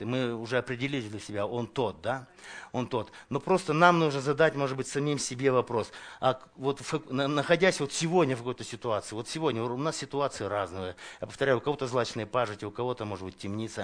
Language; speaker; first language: Russian; native; Russian